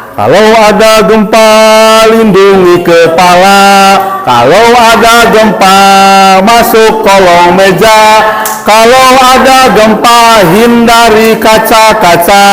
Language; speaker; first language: Indonesian; non-native, local second language; Sundanese